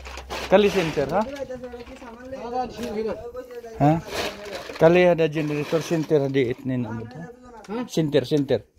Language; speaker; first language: Arabic; non-native, learner; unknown